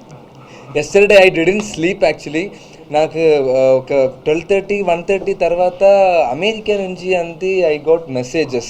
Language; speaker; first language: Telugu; non-native, learner; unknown